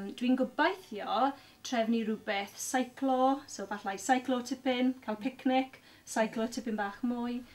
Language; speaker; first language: Welsh; non-native, local second language; English